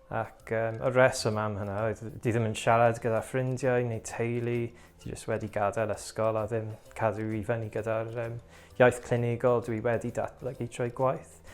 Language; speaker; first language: Welsh; non-native, local second language; English